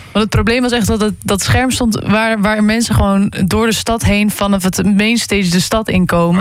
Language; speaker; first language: Dutch; native; Dutch